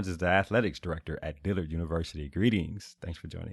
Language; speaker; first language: English; native; English